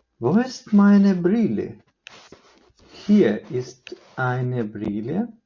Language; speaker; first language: German; non-native, fluent; Ukrainian